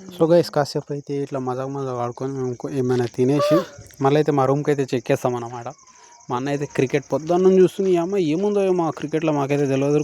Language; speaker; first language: Telugu; non-native, local second language; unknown